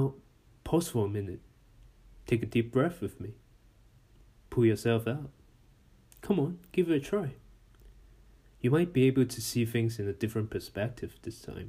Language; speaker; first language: English; non-native, local second language; Cantonese